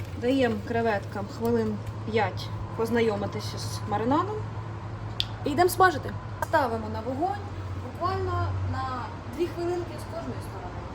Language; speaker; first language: Ukrainian; native; Ukrainian